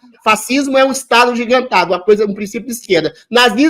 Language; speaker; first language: Portuguese; native; Portuguese